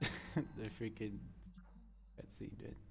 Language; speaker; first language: English; native; English